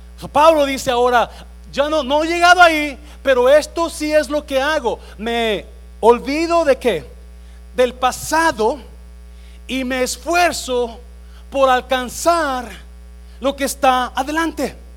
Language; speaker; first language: Spanish; native; Spanish